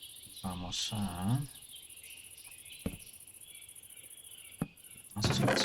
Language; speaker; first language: Spanish; early bilingual, heritage; Spanish